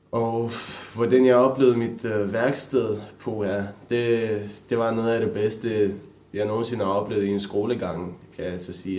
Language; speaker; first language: Danish; early bilingual, other home language; Romanian